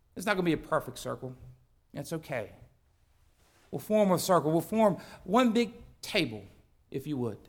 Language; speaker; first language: English; native; English